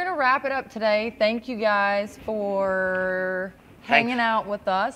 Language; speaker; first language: English; native; English